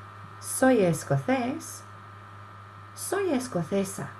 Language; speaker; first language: Spanish; non-native, fluent; English